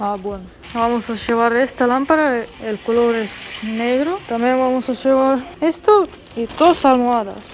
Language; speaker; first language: Spanish; non-native, fluent; Estonian